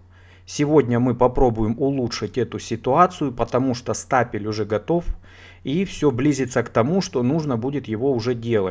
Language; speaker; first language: Russian; native; Russian